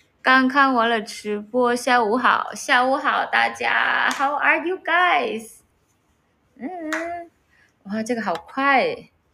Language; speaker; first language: Chinese; non-native, learner; Vietnamese